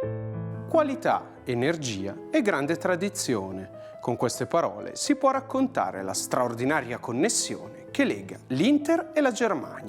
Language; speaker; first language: Italian; native; Italian